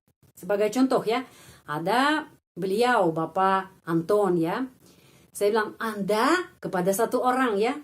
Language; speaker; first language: Indonesian; non-native, fluent; Russian